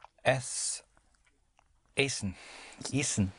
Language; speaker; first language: German; non-native, learner; English